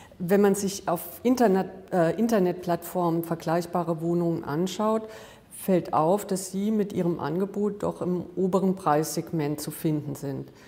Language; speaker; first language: German; native; German